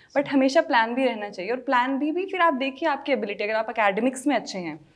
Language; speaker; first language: Hindi; native; Hindi